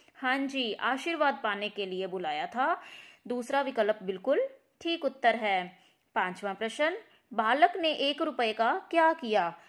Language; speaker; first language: Hindi; non-native, local second language; Punjabi